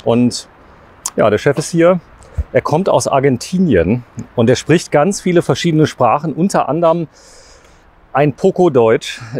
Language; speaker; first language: German; native; German